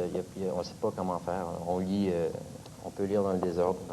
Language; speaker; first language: French; native; French